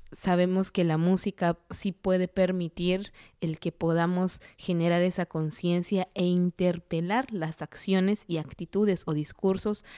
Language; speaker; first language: Spanish; non-native, local second language; Kaqchikel